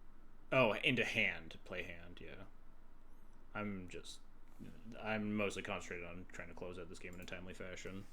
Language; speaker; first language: English; native; English